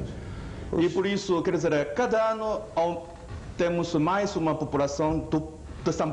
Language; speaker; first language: Portuguese; non-native, fluent; Chinese